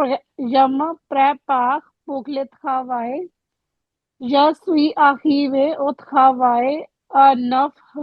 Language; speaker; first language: French; non-native, learner; Punjabi